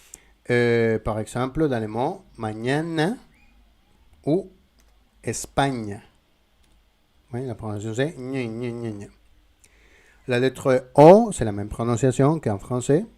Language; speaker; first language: French; non-native, fluent; Spanish